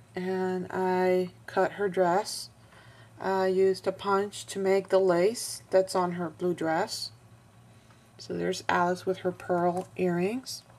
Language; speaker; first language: English; non-native, fluent; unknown